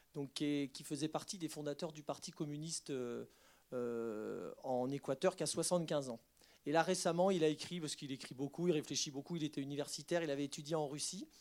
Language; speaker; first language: French; native; French